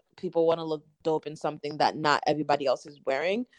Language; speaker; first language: English; native; English